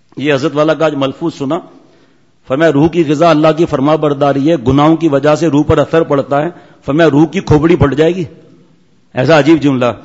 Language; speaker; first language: Urdu; non-native, local second language; Memoni